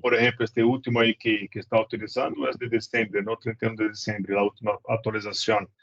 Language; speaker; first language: Spanish; native; Spanish